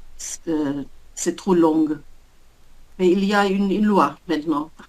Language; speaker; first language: French; non-native, learner; German